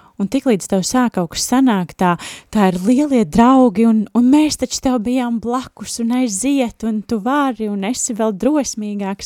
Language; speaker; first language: Latvian; native; Latvian